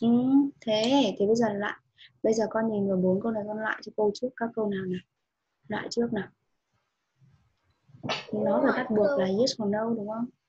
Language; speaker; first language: Vietnamese; native; Vietnamese